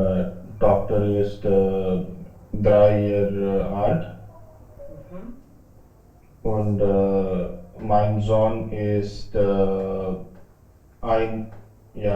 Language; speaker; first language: German; non-native, learner; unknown